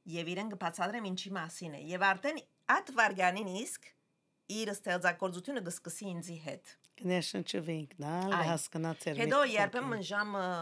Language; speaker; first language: Armenian; early bilingual, heritage; Armenian